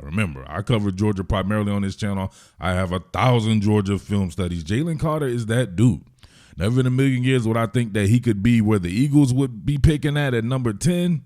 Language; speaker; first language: English; native; English